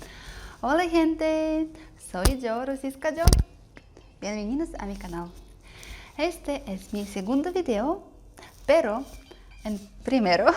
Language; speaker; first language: Spanish; non-native, learner; Russian